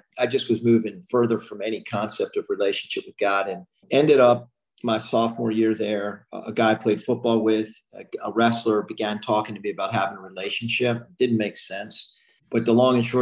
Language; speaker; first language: English; native; English